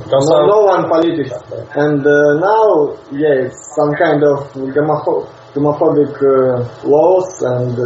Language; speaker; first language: English; non-native, learner; Russian